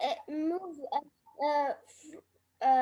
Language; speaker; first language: English; non-native, learner; Arabic